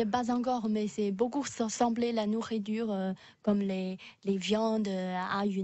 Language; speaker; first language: French; non-native, learner; Chinese